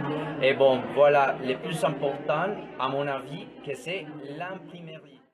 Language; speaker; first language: French; non-native, learner; Spanish